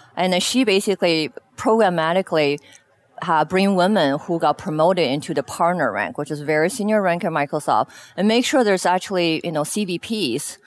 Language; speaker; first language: English; non-native, fluent; Chinese